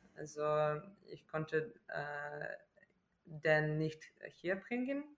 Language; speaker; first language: German; non-native, fluent; Ukrainian